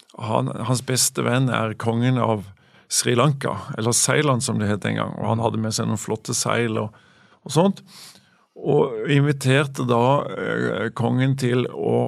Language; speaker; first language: Norwegian; native; Norwegian